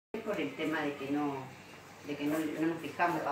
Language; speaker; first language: Spanish; native; Spanish